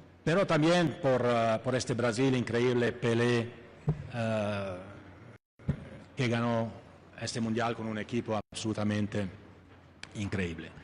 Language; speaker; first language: Spanish; non-native, fluent; Italian